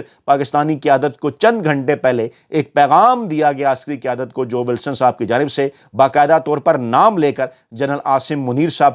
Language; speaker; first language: Urdu; native; Urdu